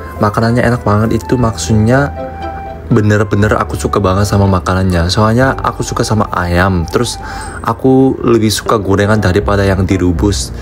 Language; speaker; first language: Indonesian; non-native, fluent; Korean